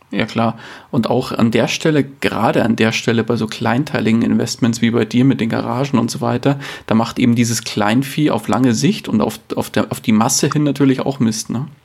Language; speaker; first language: German; native; German